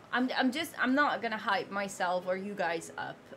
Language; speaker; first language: English; non-native, fluent; Dutch